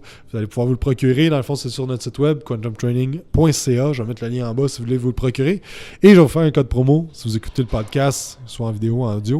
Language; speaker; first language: French; native; French